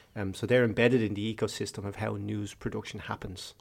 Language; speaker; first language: English; native; English